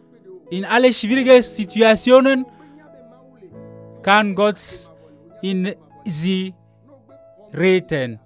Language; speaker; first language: German; non-native, learner; Ewe